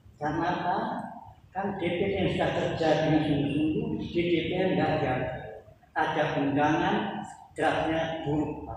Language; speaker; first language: Indonesian; native; Indonesian